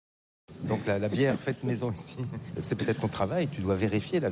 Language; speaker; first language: French; native; French